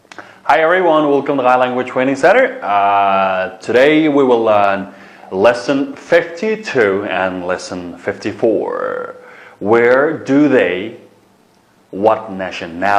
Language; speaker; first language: English; non-native, fluent; Uyghur